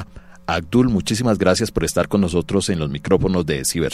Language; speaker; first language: Spanish; native; Spanish